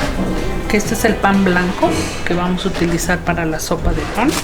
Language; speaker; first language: Spanish; native; Spanish